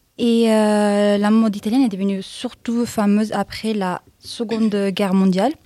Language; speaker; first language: French; non-native, fluent; Arabic